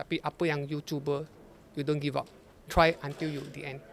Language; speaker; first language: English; non-native, learner; Malay